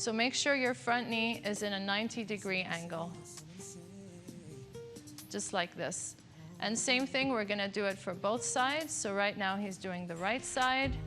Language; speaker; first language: English; non-native, local second language; Arabic